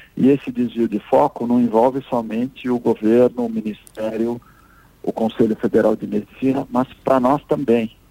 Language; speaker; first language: Portuguese; early bilingual, other home language; Italian